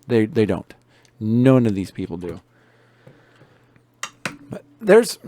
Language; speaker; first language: English; native; English